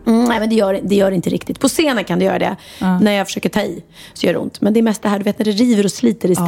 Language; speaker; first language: Swedish; native; Swedish